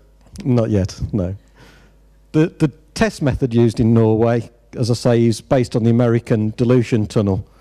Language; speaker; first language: English; native; English